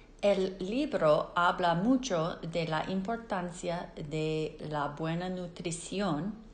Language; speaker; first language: Spanish; non-native, fluent; English